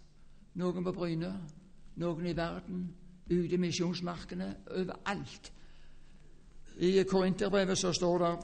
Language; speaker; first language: Norwegian; native; Norwegian